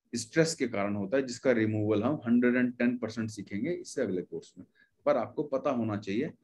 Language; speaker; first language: Hindi; native; Hindi